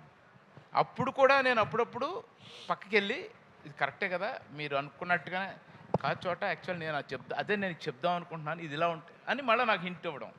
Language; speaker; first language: Telugu; native; Telugu